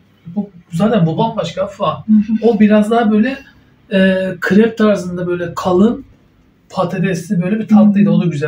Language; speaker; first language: Turkish; native; Turkish